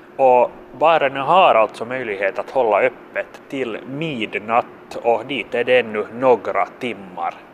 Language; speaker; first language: Swedish; native; Swedish